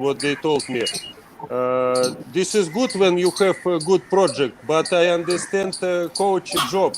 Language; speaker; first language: English; non-native, learner; Russian